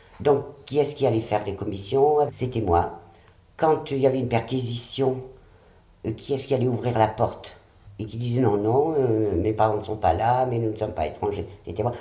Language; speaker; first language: French; early bilingual, other home language; Catalan